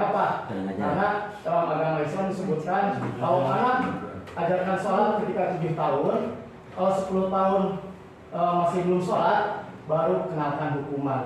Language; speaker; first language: Indonesian; native; Indonesian